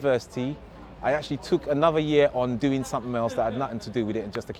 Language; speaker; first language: English; native; English